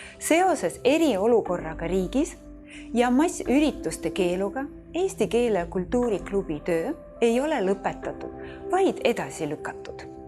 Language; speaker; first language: Estonian; non-native, local second language; Russian